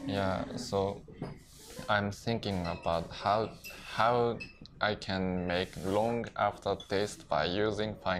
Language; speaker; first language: English; non-native, learner; Japanese